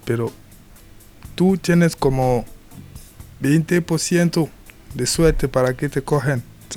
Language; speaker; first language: Spanish; non-native, learner; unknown